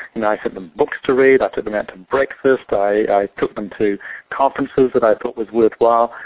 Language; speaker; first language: English; native; English